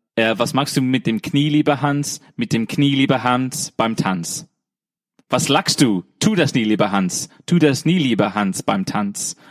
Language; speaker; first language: German; non-native, fluent; English